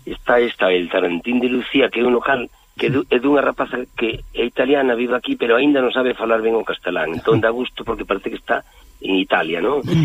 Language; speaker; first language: Galician; native; Galician